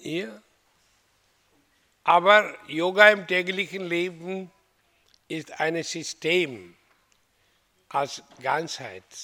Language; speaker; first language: German; non-native, fluent; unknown